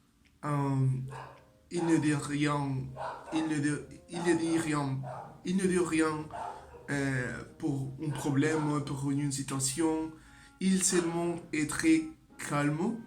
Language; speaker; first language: French; non-native, learner; Spanish